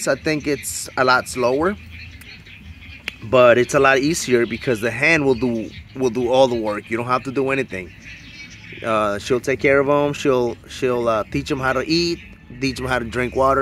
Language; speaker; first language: English; native; English